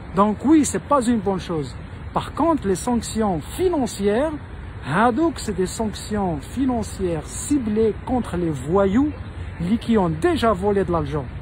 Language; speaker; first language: French; non-native, local second language; Arabic